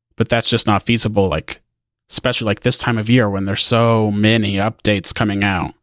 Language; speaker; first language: English; native; English